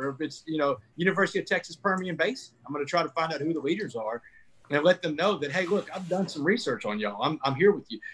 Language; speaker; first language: English; native; English